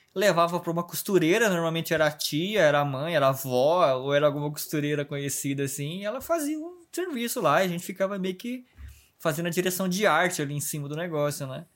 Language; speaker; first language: Portuguese; native; Portuguese